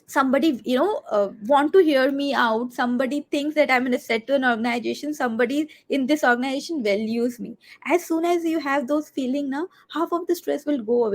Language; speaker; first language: English; non-native, local second language; Hindi